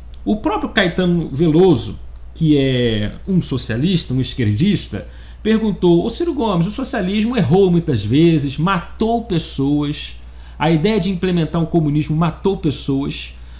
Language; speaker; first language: Portuguese; native; Portuguese